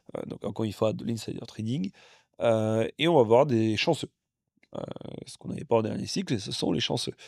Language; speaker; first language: French; non-native, fluent; Russian